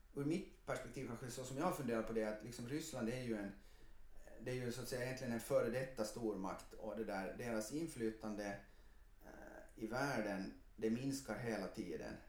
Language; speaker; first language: Swedish; native; Swedish